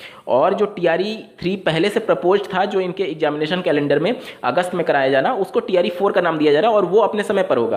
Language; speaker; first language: Hindi; native; Hindi